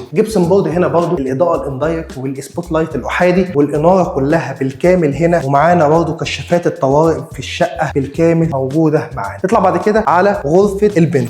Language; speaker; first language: Arabic; native; Arabic